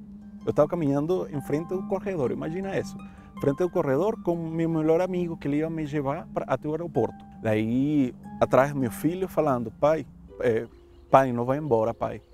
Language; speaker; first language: Portuguese; non-native, fluent; Spanish